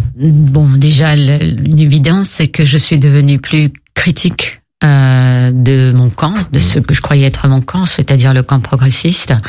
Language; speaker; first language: French; native; French